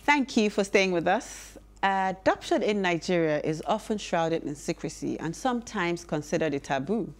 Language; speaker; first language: English; non-native, local second language; Yoruba